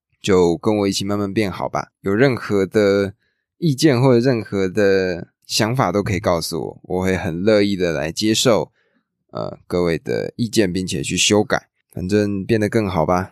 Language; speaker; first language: Chinese; native; Chinese